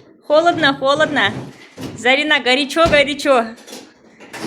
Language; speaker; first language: Russian; non-native, local second language; Kazakh